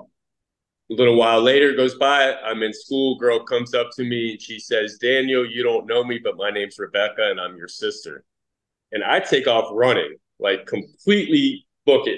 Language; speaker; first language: English; native; English